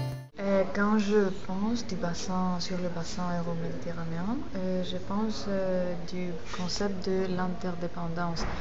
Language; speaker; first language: French; non-native, fluent; Greek